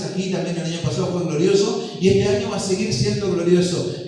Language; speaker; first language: Spanish; native; Spanish